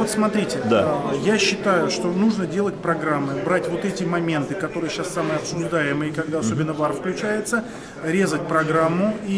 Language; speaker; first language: Russian; native; Russian